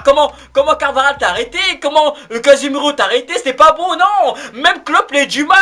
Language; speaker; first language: French; native; French